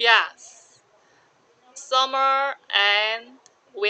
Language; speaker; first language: English; non-native, learner; Korean